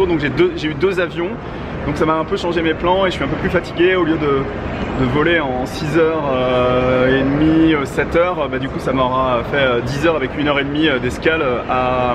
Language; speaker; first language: French; native; French